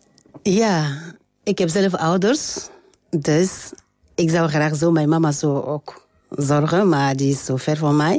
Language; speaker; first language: Dutch; non-native, learner; French